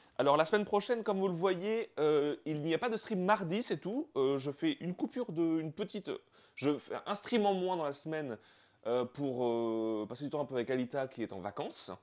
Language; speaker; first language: French; native; French